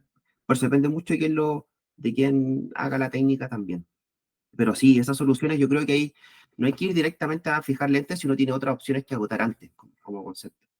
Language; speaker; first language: Spanish; native; Spanish